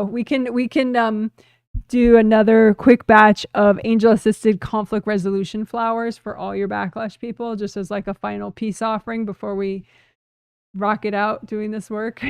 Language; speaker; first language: English; native; English